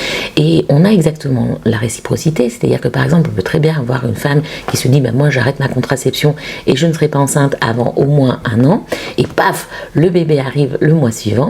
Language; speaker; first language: French; native; French